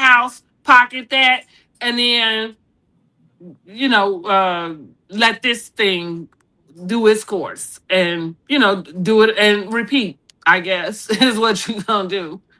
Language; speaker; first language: English; native; English